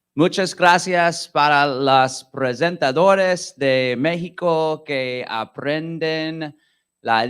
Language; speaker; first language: Spanish; non-native, learner; English